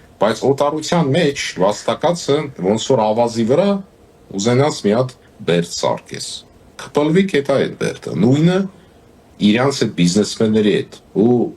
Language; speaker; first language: Armenian; native; Armenian